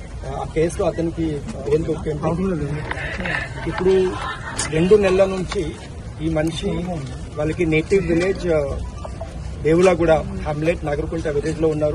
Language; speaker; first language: Telugu; non-native, local second language; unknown